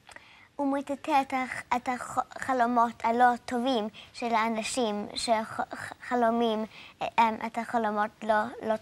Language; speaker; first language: Hebrew; early bilingual, heritage; English